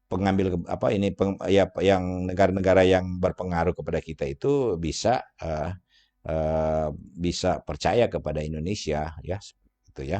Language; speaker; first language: Indonesian; native; Indonesian